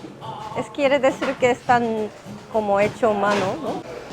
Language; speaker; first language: Spanish; non-native, fluent; Japanese